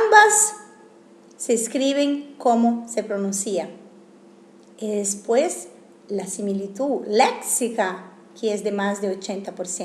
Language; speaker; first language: Spanish; non-native, fluent; Italian